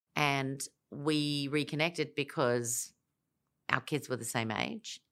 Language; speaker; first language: English; native; English